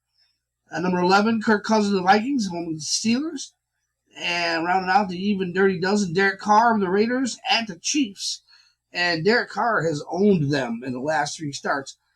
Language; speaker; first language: English; native; English